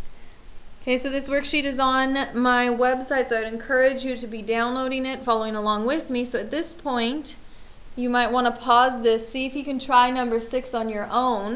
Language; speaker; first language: English; native; English